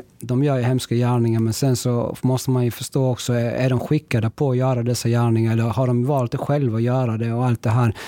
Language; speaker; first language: Swedish; early bilingual, other home language; Spanish